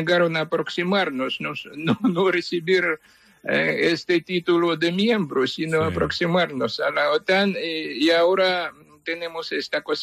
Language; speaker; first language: Spanish; non-native, fluent; Ukrainian